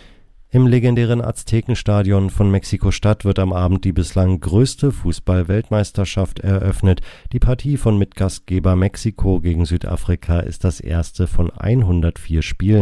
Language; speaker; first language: German; native; German